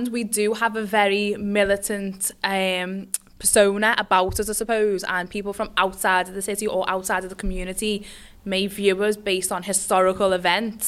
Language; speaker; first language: English; native; English